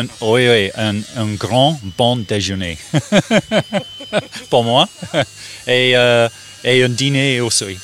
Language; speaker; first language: French; non-native, learner; English